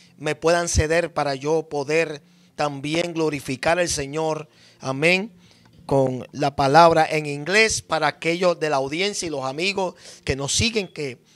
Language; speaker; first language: Spanish; native; Spanish